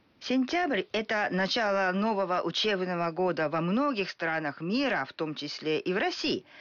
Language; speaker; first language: Russian; non-native, fluent; Japanese